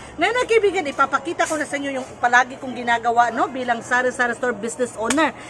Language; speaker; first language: Filipino; non-native, local second language; Cebuano